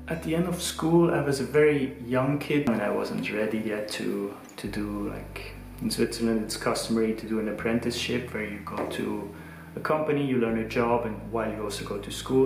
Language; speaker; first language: English; non-native, fluent; Swiss German